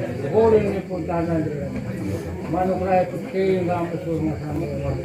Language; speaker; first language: Indonesian; non-native, local second language; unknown